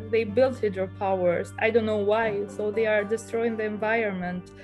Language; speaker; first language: English; non-native, fluent; Albanian